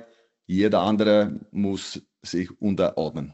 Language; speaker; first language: German; non-native, fluent; Icelandic